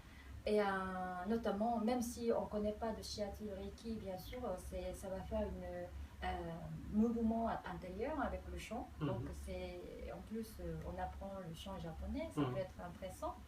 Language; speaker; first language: French; non-native, fluent; Japanese